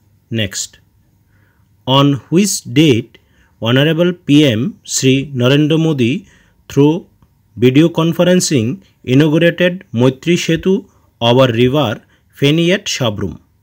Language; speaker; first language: English; non-native, local second language; Bangla